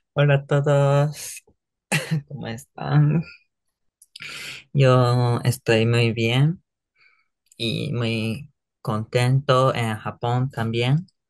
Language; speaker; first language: Spanish; non-native, learner; Japanese